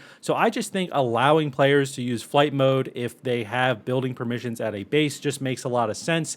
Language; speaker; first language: English; native; English